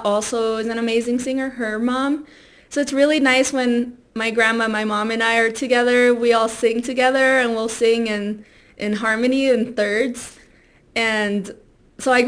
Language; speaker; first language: English; early bilingual, other home language; Spanish